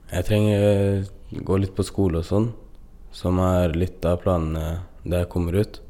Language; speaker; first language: Norwegian; early bilingual, other home language; Kurdish